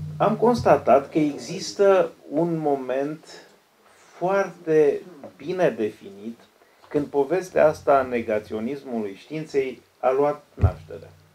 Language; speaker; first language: Romanian; native; Romanian